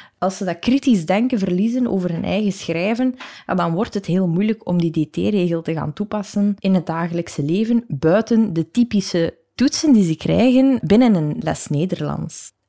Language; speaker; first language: Dutch; native; Dutch